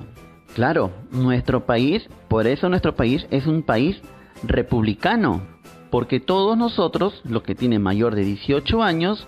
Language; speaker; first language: Spanish; native; Spanish